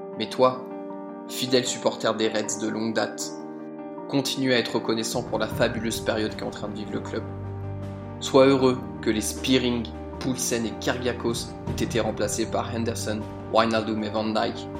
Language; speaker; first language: French; native; French